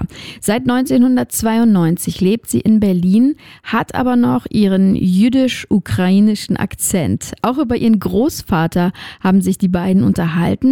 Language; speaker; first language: German; native; German